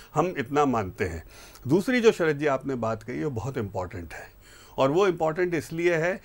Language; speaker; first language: Hindi; native; Hindi